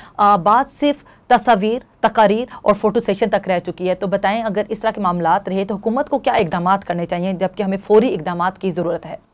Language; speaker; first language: Urdu; native; Urdu